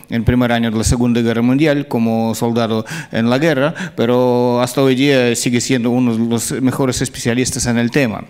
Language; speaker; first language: Spanish; non-native, fluent; Russian